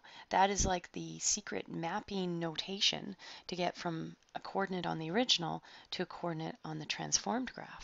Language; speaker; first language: English; native; English